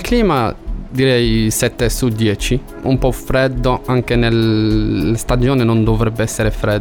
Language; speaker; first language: Italian; non-native, learner; Arabic